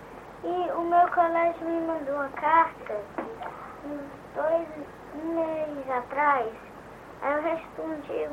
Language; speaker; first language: Portuguese; early bilingual, heritage; Portuguese